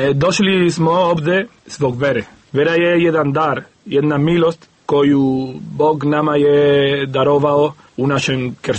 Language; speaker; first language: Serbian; non-native, learner; Spanish